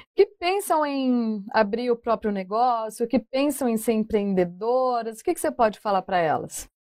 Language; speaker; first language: Portuguese; native; Portuguese